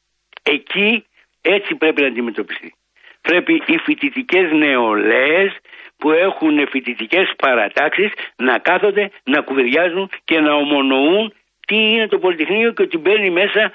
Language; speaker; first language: Greek; native; Greek